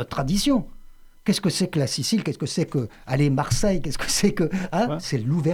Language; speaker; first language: French; native; French